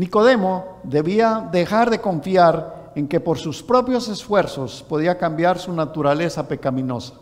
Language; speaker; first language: Spanish; native; Spanish